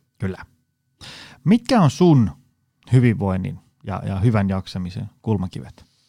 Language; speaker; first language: Finnish; native; Finnish